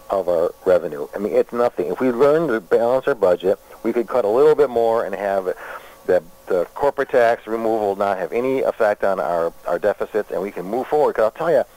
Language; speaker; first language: English; native; English